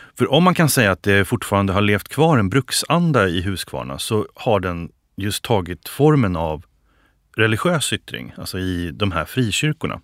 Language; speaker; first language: Swedish; native; Swedish